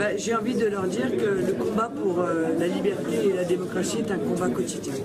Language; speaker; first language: French; native; French